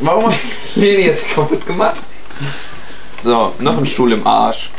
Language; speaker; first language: German; early bilingual, other home language; Turkish